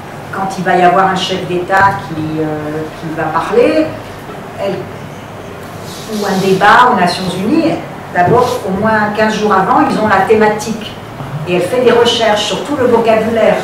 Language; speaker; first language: French; non-native, fluent; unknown